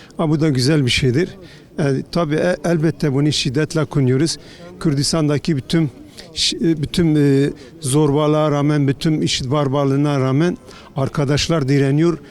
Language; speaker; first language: Turkish; non-native, local second language; Kurdish